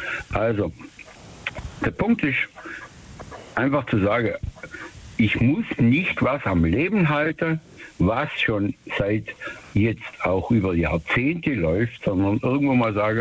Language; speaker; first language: German; native; German